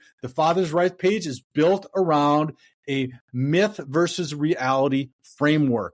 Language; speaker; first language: English; native; English